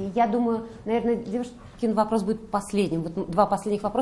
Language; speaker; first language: Russian; native; Russian